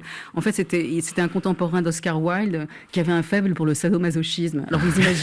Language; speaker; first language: French; native; French